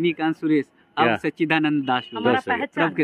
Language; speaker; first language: Hindi; native; Hindi